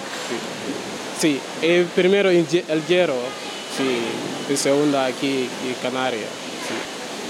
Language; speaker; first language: Spanish; non-native, learner; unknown